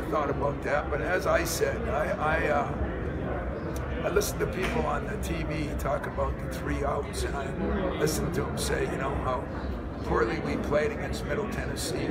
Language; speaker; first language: English; native; English